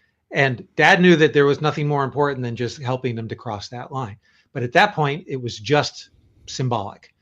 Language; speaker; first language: English; native; English